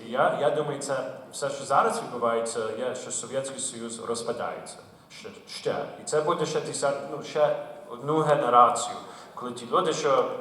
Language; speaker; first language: Ukrainian; early bilingual, heritage; Ukrainian